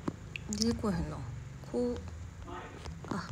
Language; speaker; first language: Japanese; native; Japanese